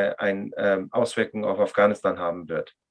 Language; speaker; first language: German; non-native, fluent; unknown